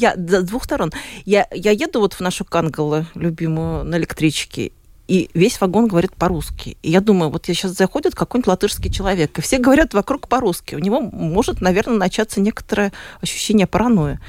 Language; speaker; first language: Russian; native; Russian